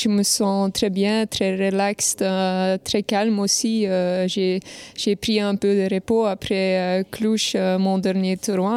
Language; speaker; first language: French; non-native, local second language; Dutch